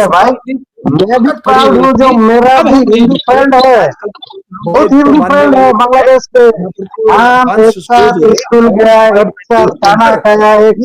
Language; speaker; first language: Hindi; non-native, learner; Bangla